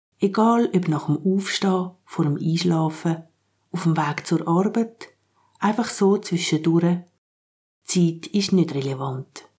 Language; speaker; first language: German; native; German